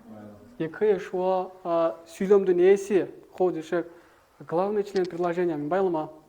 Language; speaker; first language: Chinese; non-native, fluent; Kyrgyz